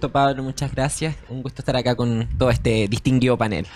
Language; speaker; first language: Spanish; native; Spanish